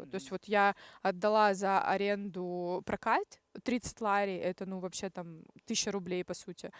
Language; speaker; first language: Russian; native; Russian